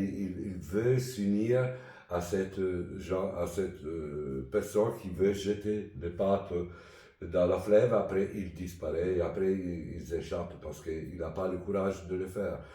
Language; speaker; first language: French; non-native, fluent; Italian